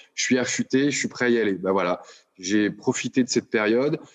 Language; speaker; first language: French; native; French